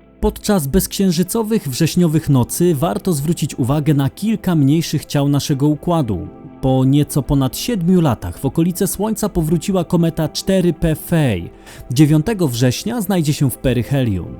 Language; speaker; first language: Polish; native; Polish